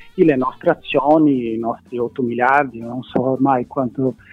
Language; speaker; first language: Italian; non-native, fluent; Portuguese